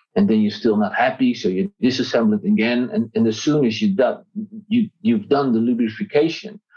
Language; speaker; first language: English; non-native, fluent; Dutch